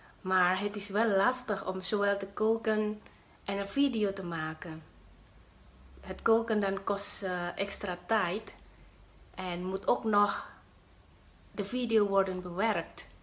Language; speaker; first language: Dutch; non-native, fluent; Javanese